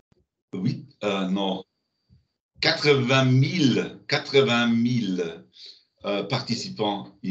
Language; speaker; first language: French; non-native, learner; German